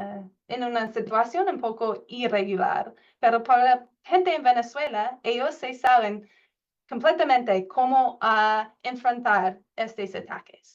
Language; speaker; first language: Spanish; non-native, learner; English